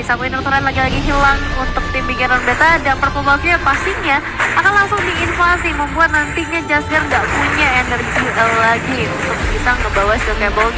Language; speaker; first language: Indonesian; native; Indonesian